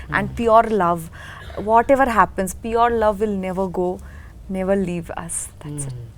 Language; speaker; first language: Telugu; non-native, learner; Bangla